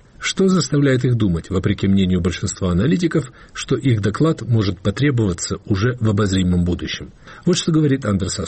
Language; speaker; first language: Russian; native; Russian